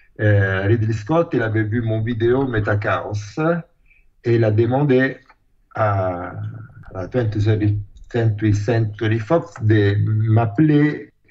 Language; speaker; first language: French; non-native, fluent; Italian